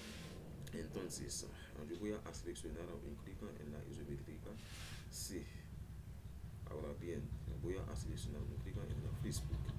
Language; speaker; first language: Spanish; non-native, learner; Haitian Creole